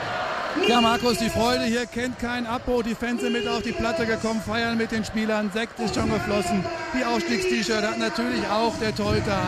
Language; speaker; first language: German; native; German